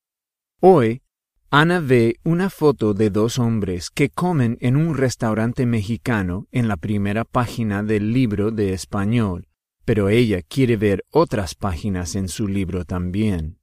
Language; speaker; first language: Spanish; non-native, fluent; English